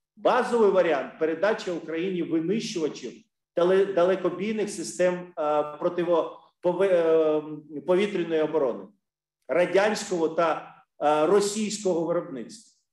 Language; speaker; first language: Ukrainian; native; Ukrainian